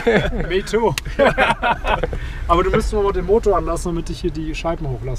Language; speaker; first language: German; native; German